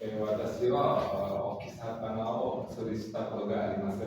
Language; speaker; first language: Japanese; non-native, learner; Indonesian